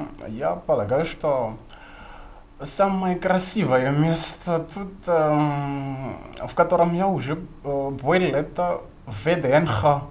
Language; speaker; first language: Russian; non-native, fluent; Malagasy